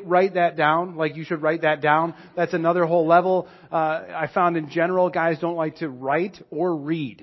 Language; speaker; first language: English; native; English